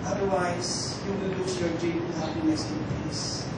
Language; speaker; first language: English; non-native, local second language; Filipino